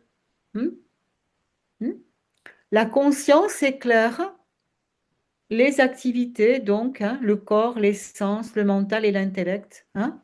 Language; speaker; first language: French; native; French